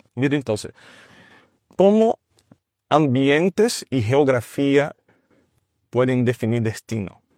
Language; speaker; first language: Spanish; non-native, fluent; Portuguese